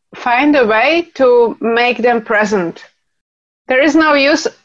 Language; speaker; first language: English; non-native, fluent; Czech